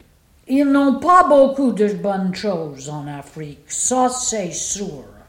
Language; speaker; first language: French; non-native, fluent; English